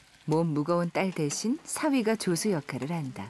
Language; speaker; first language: Korean; native; Korean